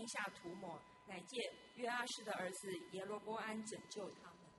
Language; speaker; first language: Chinese; native; Chinese